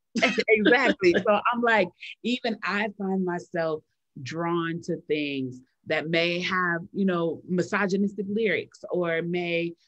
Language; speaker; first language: English; native; English